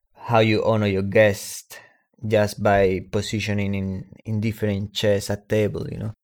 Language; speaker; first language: English; non-native, fluent; Spanish